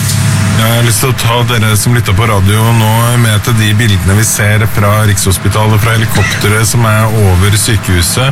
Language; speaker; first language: Norwegian; native; Norwegian